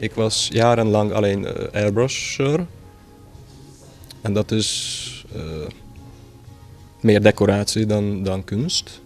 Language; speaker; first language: Dutch; non-native, learner; Hungarian